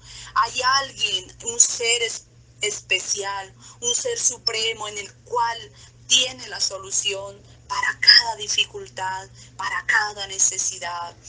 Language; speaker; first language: Spanish; native; Spanish